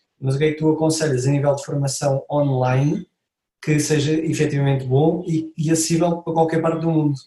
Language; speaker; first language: Portuguese; native; Portuguese